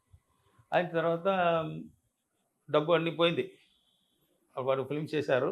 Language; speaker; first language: Telugu; non-native, learner; Tamil